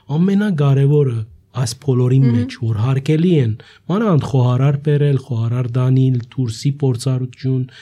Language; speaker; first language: Armenian; early bilingual, heritage; Armenian